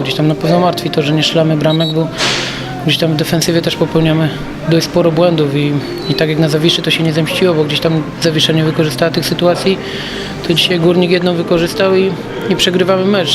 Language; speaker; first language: Polish; native; Polish